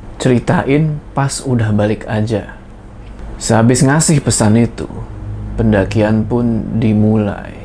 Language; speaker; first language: Indonesian; native; Indonesian